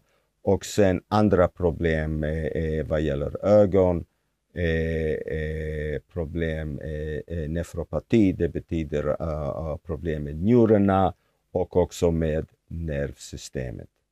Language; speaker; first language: Swedish; non-native, fluent; Hebrew